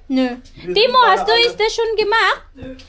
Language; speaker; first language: German; non-native, learner; Filipino